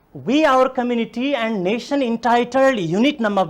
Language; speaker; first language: English; non-native, local second language; Nepali